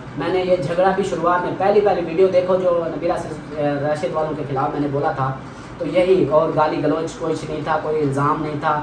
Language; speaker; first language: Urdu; non-native, local second language; Saraiki